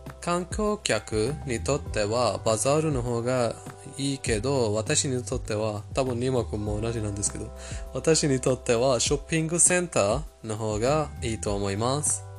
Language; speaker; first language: Japanese; non-native, fluent; Persian